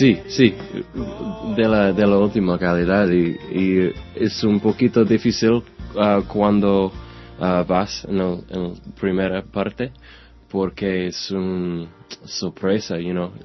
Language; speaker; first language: Spanish; non-native, learner; English